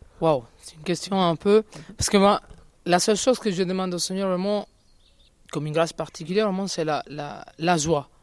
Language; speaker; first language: French; non-native, fluent; Spanish